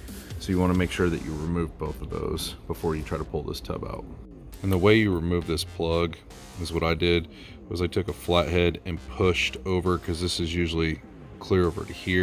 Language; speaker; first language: English; native; English